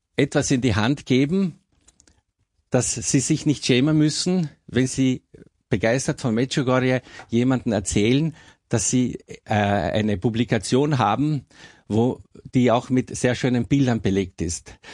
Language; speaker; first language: German; non-native, local second language; Slovenian